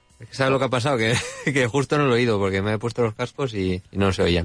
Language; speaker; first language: Spanish; native; Spanish